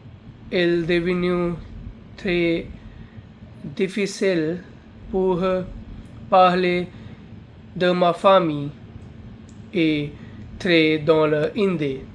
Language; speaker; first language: French; non-native, learner; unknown